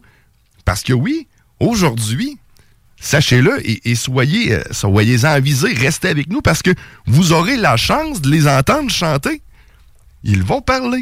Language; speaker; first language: French; native; French